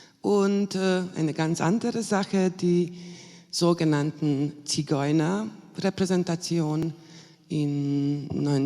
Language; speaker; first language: German; non-native, fluent; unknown